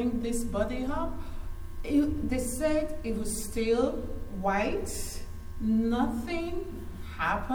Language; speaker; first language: English; non-native, local second language; Yoruba